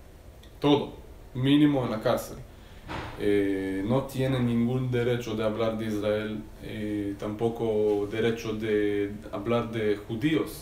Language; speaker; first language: Spanish; non-native, learner; Hebrew